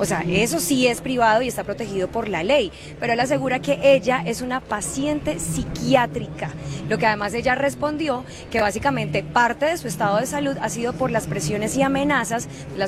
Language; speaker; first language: Spanish; native; Spanish